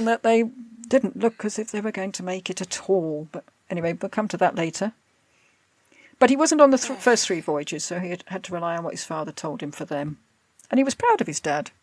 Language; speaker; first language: English; native; English